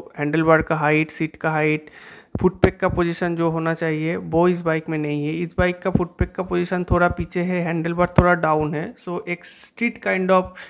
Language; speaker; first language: Hindi; non-native, local second language; Bangla